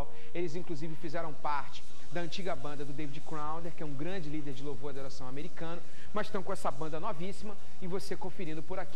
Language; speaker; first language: Portuguese; native; Portuguese